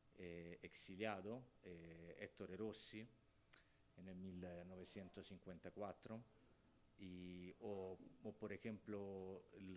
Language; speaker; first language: Spanish; non-native, fluent; Italian